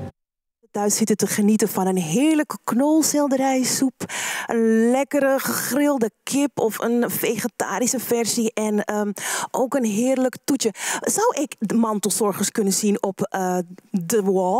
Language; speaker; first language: Dutch; native; Dutch